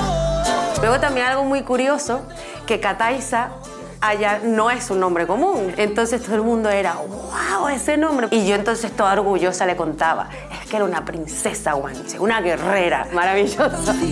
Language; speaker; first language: Spanish; native; Spanish